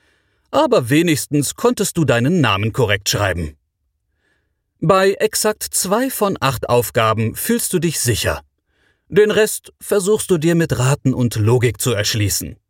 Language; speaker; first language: German; native; German